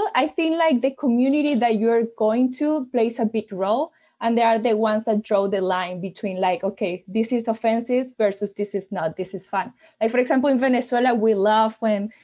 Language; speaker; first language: English; non-native, fluent; Spanish